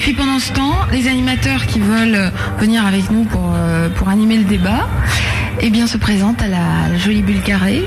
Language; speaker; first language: French; native; French